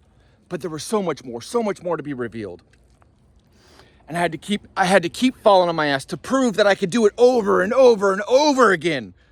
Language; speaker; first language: English; native; English